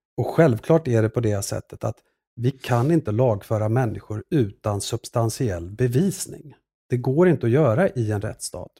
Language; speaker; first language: Swedish; early bilingual, other home language; Assyrian Neo-Aramaic